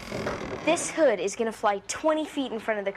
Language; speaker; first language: English; native; English